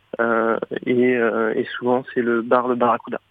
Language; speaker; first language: French; native; French